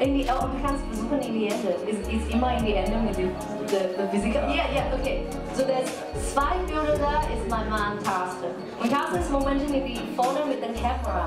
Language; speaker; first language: German; non-native, learner; Cantonese